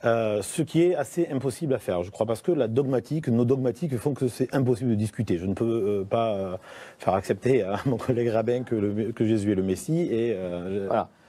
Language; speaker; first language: French; native; French